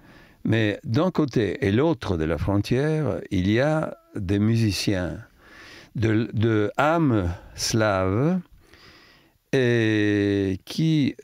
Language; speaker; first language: French; non-native, fluent; Italian